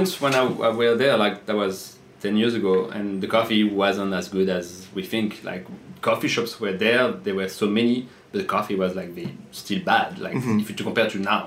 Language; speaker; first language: English; non-native, fluent; French